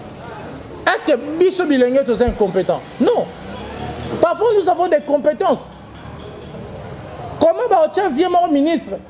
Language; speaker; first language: French; non-native, local second language; Lingala